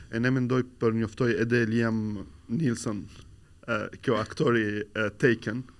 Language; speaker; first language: Albanian; non-native, learner; Arabic